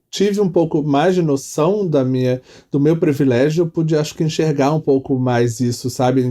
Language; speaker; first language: Portuguese; native; Portuguese